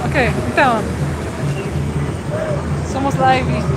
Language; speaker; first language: Portuguese; non-native, learner; English